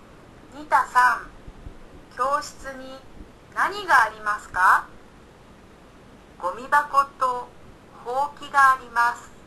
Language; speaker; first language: Japanese; non-native, learner; Indonesian